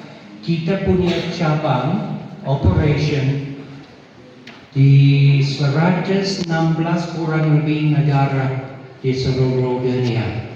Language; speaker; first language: Indonesian; non-native, fluent; English